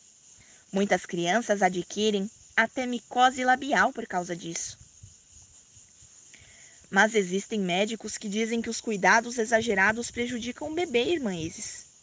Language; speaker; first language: Portuguese; native; Portuguese